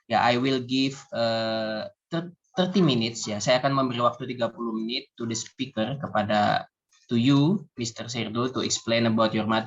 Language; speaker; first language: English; non-native, learner; Indonesian